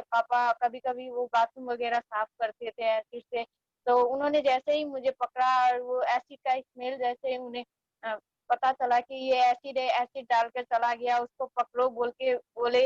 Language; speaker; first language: Hindi; non-native, fluent; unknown